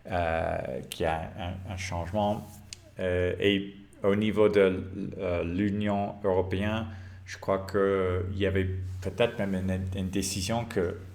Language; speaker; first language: French; non-native, fluent; English